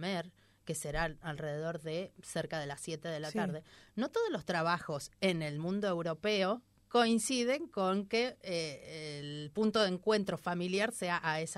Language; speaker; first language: Spanish; native; Spanish